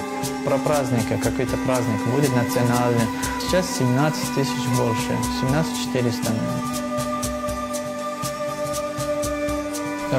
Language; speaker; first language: Russian; non-native, local second language; Tajik